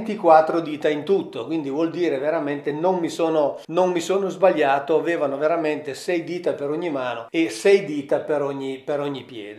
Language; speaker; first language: Italian; native; Italian